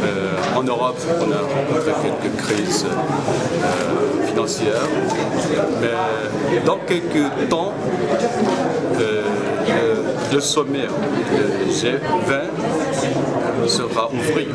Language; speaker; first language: French; non-native, fluent; Chinese